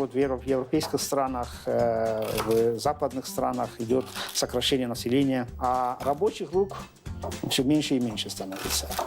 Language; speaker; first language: Russian; non-native, local second language; Azerbaijani